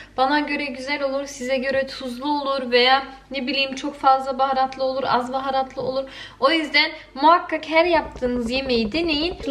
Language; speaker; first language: Turkish; early bilingual, heritage; Turkish